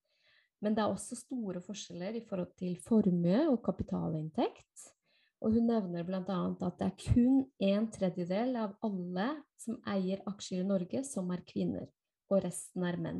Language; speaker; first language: Norwegian; non-native, fluent; Spanish